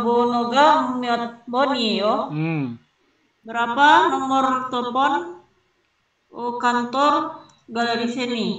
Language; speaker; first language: Korean; non-native, learner; Indonesian